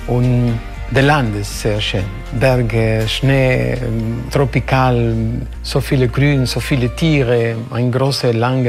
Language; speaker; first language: German; non-native, fluent; Spanish